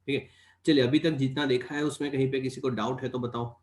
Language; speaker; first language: Hindi; non-native, local second language; Gujarati